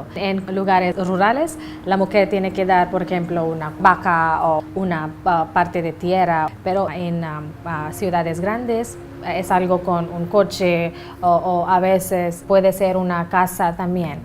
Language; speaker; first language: Spanish; non-native, fluent; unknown